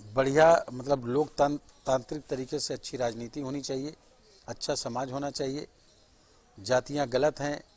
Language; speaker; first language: Hindi; native; Hindi